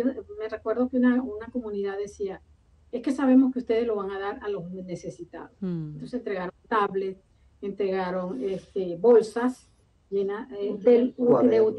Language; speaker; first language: Spanish; native; Spanish